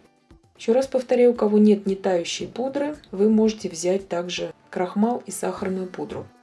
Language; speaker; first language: Russian; native; Russian